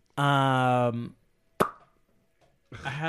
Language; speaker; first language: English; native; English